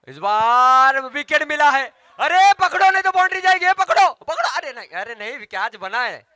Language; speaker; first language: Hindi; non-native, local second language; Marathi